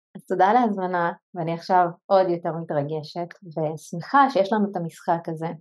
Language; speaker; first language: Hebrew; non-native, local second language; Arabic